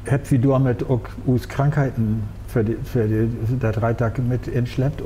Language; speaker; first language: German; native; German